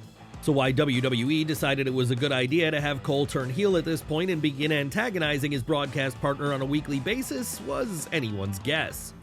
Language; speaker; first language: English; native; English